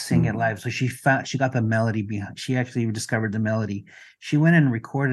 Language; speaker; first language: English; non-native, fluent; Spanish